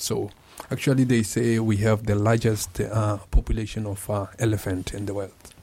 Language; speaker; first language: English; non-native, local second language; Tswana